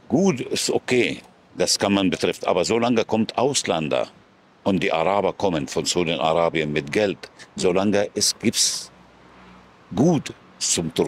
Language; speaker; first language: German; non-native, fluent; Arabic